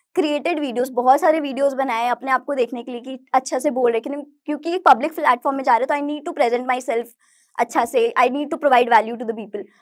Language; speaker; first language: Hindi; native; Hindi